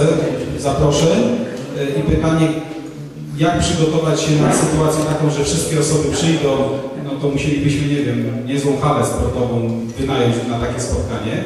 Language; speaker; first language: Polish; native; Polish